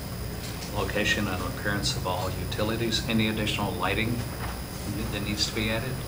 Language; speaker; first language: English; native; English